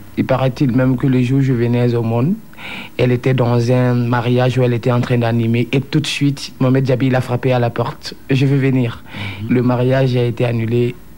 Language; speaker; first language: French; non-native, local second language; Bambara